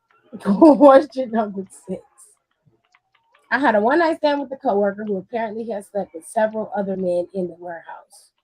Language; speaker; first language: English; native; English